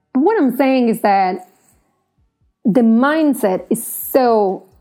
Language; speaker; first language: English; non-native, fluent; Italian